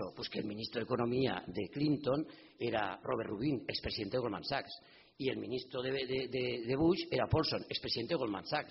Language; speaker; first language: Spanish; native; Spanish